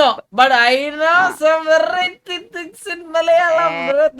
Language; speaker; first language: English; non-native, learner; Malayalam